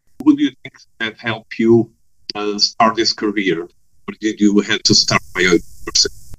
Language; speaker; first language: English; non-native, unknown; Portuguese